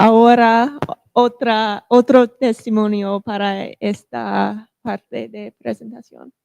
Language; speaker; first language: Spanish; non-native, fluent; English